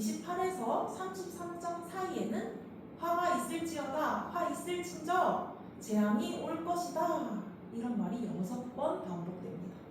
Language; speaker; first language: Korean; native; Korean